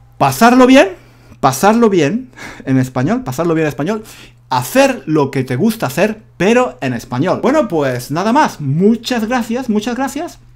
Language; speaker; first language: Spanish; native; Spanish